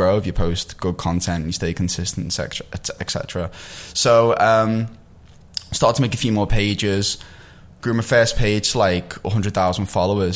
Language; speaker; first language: English; native; English